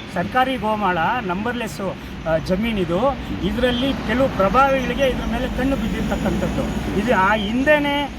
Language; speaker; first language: Kannada; native; Kannada